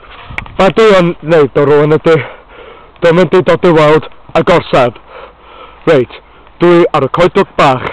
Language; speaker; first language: Welsh; non-native, learner; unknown